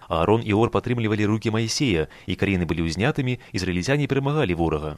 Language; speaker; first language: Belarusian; native; Belarusian